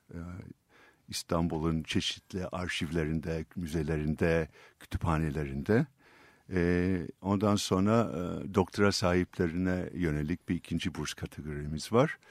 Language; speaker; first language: Turkish; non-native, fluent; English